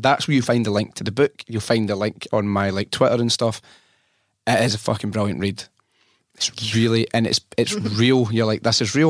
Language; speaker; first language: English; native; English